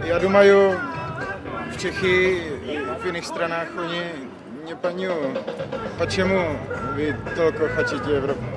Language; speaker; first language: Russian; non-native, learner; Czech